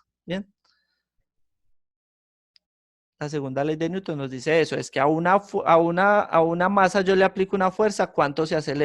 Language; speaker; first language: Spanish; native; Spanish